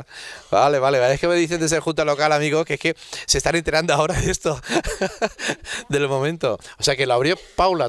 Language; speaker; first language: Spanish; native; Spanish